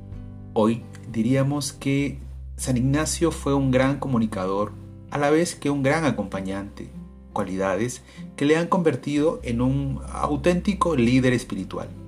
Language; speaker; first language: Spanish; native; Spanish